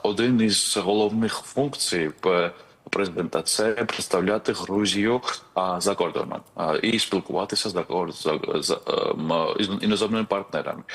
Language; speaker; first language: Ukrainian; non-native, fluent; Georgian